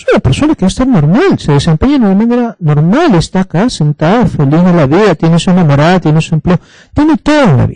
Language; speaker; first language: Spanish; native; Spanish